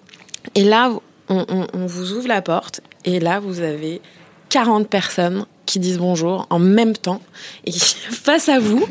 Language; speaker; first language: French; native; French